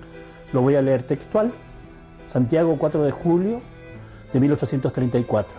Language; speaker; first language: Spanish; native; Spanish